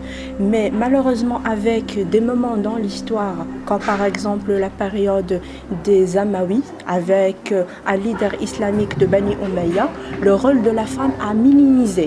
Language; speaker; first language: French; non-native, local second language; Arabic